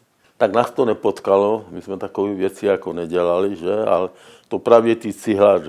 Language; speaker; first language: Czech; non-native, local second language; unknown